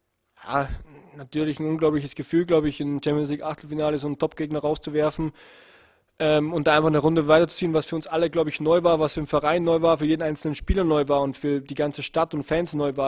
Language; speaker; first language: German; native; German